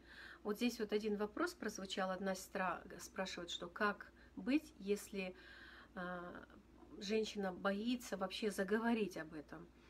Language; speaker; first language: Russian; native; Russian